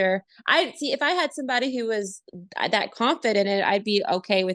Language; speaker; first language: English; native; English